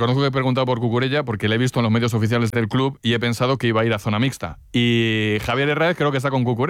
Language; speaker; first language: Spanish; native; Spanish